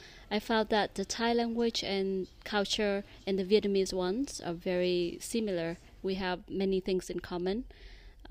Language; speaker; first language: English; non-native, fluent; Vietnamese